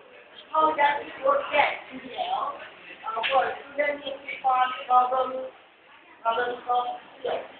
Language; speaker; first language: English; non-native, learner; Indonesian